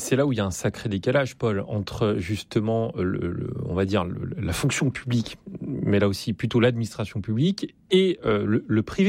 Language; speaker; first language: French; native; French